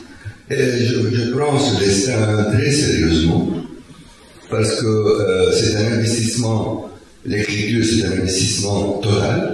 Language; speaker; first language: French; non-native, fluent; Arabic